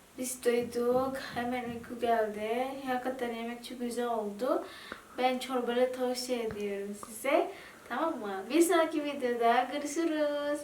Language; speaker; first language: Turkish; non-native, learner; Indonesian